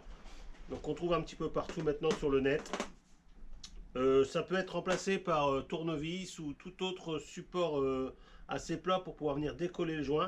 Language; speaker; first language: French; native; French